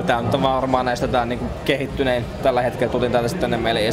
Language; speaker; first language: Finnish; native; Finnish